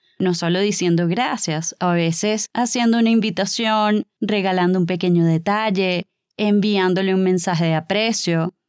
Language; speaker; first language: Spanish; native; Spanish